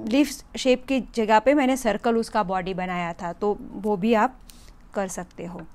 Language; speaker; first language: Hindi; non-native, local second language; Gujarati